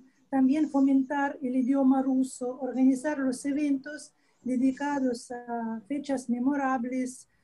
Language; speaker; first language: Spanish; non-native, fluent; Russian